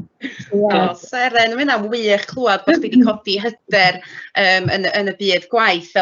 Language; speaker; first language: Welsh; native; Welsh